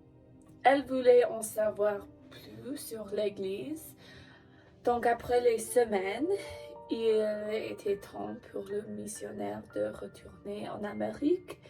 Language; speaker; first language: French; non-native, learner; English